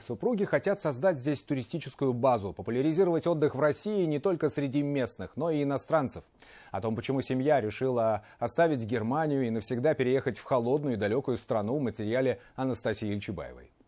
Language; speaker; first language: Russian; native; Russian